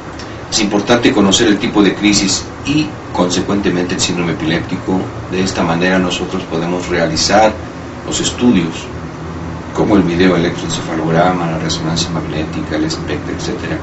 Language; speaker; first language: Spanish; native; Spanish